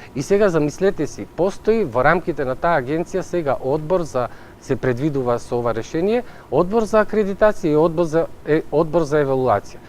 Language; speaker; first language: Macedonian; native; Macedonian